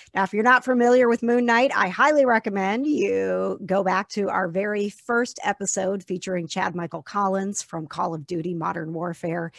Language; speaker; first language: English; native; English